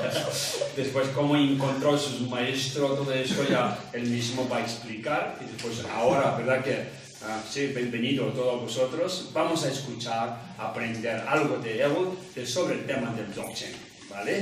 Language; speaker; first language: Spanish; non-native, learner; Tibetan